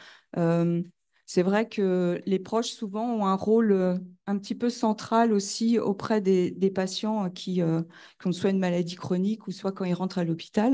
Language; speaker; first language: French; native; French